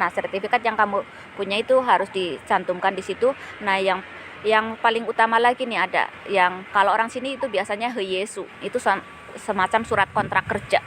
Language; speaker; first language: Indonesian; native; Indonesian